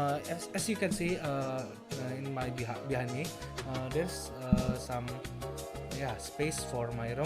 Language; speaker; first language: English; non-native, learner; Indonesian